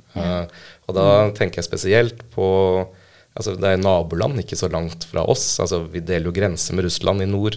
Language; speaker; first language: Norwegian; native; Norwegian